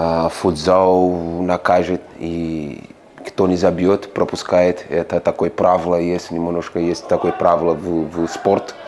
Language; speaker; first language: Russian; non-native, fluent; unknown